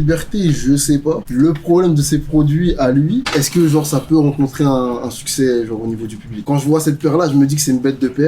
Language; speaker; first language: French; native; French